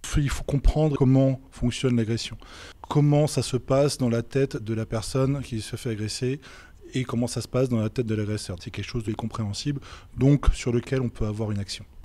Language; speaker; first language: French; native; French